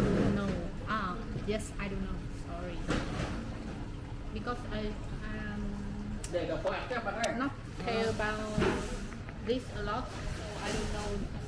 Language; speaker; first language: English; non-native, learner; Vietnamese